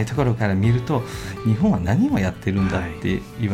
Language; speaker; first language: Japanese; native; Japanese